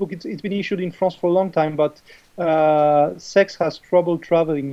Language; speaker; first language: English; non-native, fluent; French